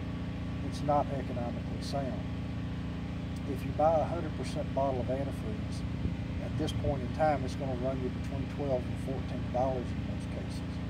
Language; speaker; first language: English; native; English